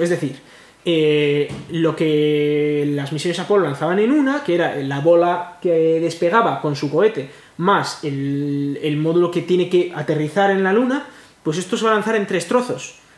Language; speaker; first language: Spanish; native; Spanish